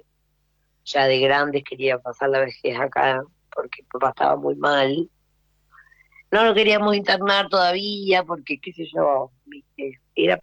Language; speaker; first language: Spanish; native; Spanish